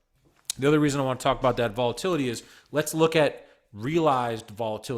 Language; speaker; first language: English; native; English